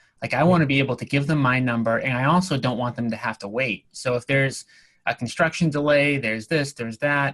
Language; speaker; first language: English; native; English